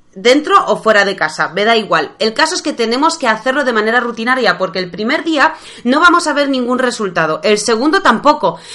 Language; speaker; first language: Spanish; non-native, fluent; Polish